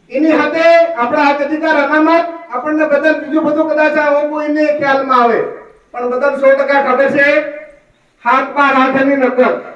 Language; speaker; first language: Gujarati; non-native, local second language; Bhili